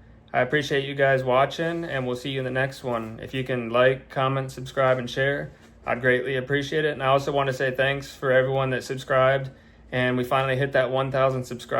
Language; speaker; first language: English; native; English